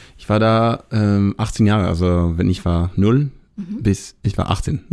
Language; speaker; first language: German; non-native, learner; Hebrew